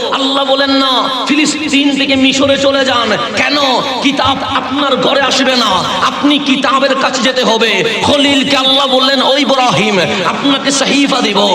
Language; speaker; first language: Bangla; non-native, local second language; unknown